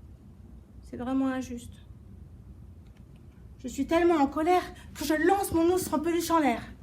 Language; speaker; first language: French; native; French